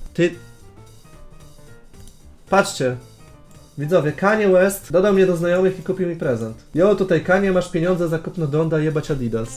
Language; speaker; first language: Polish; native; Polish